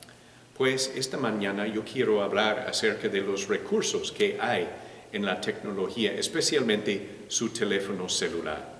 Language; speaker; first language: Spanish; non-native, learner; English